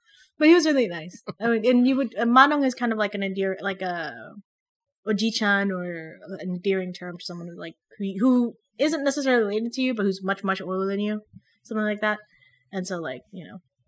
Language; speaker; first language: English; non-native, local second language; Filipino